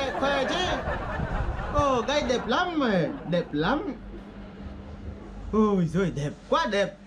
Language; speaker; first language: Vietnamese; non-native, learner; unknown